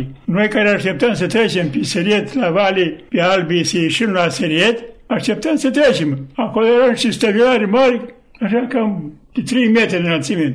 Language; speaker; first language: Romanian; native; Romanian